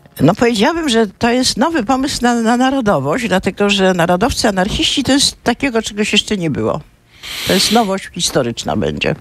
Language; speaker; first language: Polish; native; Polish